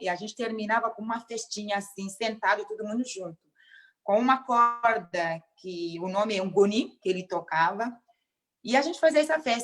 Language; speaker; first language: Portuguese; non-native, local second language; Mandingo